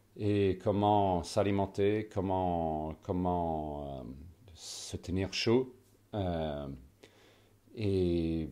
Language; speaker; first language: French; non-native, fluent; Swedish